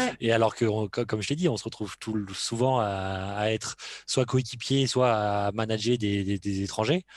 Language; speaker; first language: French; native; French